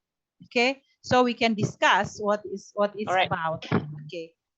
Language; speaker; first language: English; non-native, fluent; Indonesian